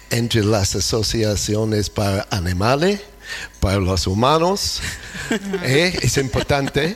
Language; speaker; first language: Spanish; non-native, fluent; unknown